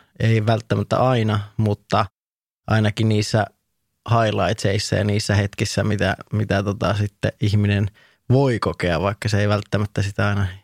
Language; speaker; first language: Finnish; native; Finnish